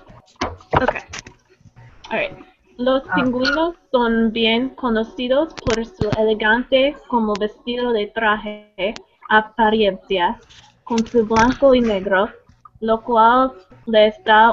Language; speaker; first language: Spanish; non-native, learner; English